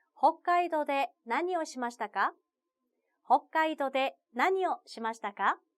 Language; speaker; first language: Japanese; non-native, fluent; Korean